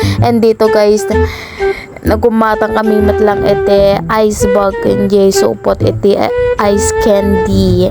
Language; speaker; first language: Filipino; non-native, local second language; Cebuano